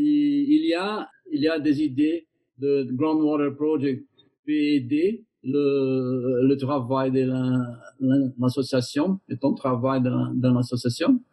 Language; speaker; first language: French; non-native, learner; Portuguese